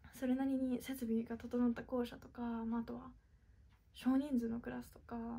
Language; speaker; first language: Japanese; native; Japanese